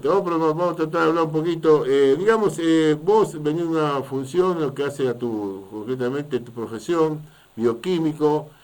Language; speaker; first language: Spanish; native; Spanish